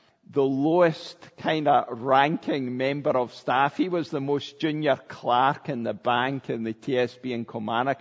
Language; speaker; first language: English; native; English